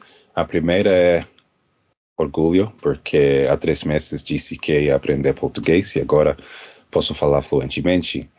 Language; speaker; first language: Portuguese; non-native, learner; English